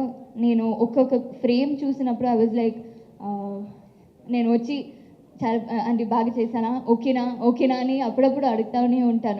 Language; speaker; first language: Telugu; non-native, local second language; Tamil